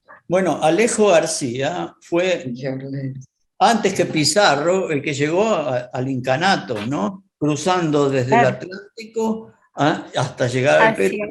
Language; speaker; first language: Spanish; native; Spanish